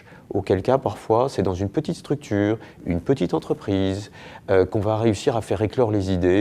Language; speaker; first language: French; native; French